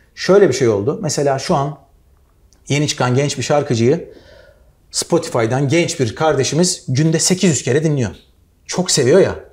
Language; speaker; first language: Turkish; native; Turkish